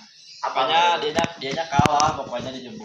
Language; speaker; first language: Indonesian; non-native, local second language; Sundanese